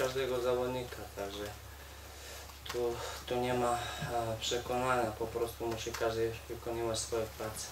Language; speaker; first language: Polish; native; Polish